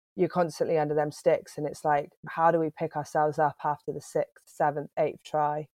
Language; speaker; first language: English; native; English